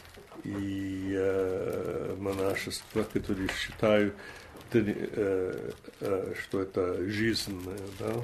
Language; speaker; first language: Russian; non-native, fluent; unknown